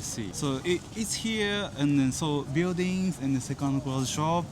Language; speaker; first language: English; non-native, learner; Japanese